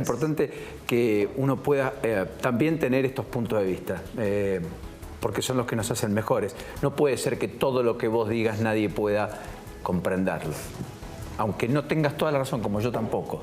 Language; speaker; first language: Spanish; native; Spanish